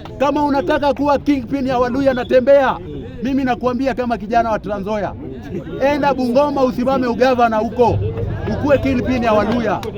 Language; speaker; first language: Swahili; non-native, local second language; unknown